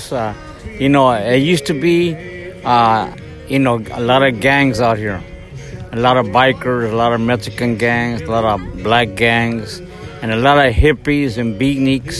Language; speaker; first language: English; native; English